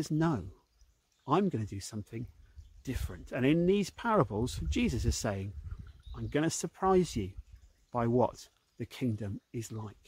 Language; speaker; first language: English; native; English